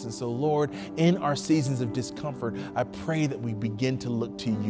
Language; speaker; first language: English; native; English